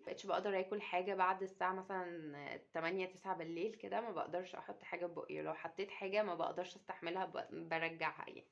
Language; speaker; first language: Arabic; native; Arabic